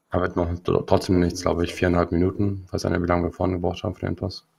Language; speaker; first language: German; native; German